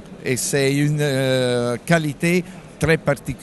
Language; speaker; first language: French; non-native, fluent; Italian